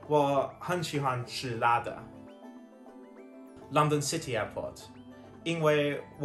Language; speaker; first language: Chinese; non-native, learner; English